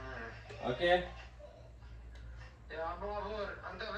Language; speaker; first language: Arabic; non-native, learner; Urdu